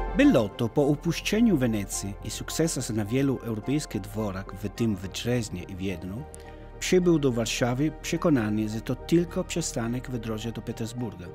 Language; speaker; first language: Polish; non-native, fluent; Italian